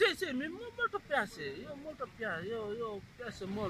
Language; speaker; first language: Italian; non-native, learner; Wolof